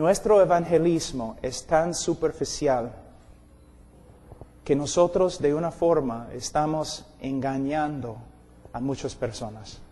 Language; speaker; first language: Spanish; non-native, fluent; English